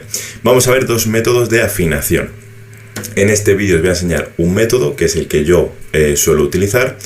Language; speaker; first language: Spanish; native; Spanish